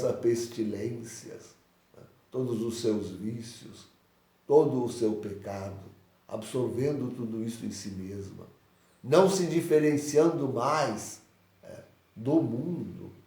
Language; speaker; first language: Portuguese; native; Portuguese